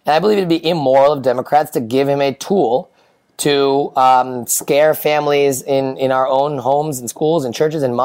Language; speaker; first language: English; native; English